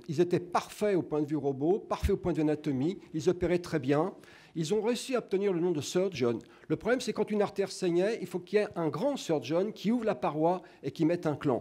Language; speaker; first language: French; native; French